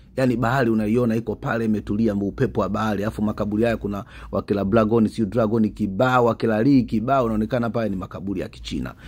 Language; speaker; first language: Swahili; native; Swahili